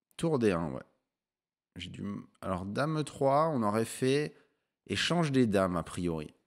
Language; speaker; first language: French; native; French